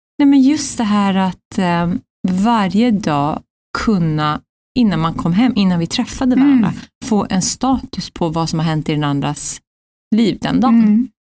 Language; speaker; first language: Swedish; early bilingual, other home language; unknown